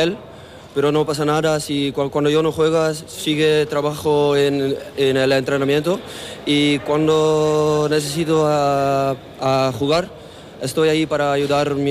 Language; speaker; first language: Spanish; non-native, learner; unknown